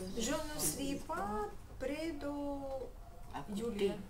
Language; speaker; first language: French; non-native, learner; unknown